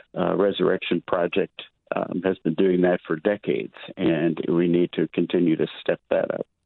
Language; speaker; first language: English; native; English